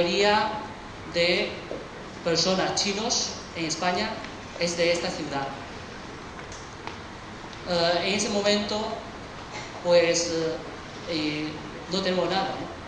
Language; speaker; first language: Spanish; early bilingual, other home language; Chinese